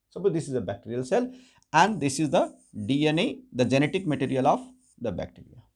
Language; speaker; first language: English; non-native, local second language; Nepali